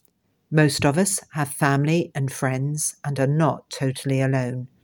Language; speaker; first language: English; native; English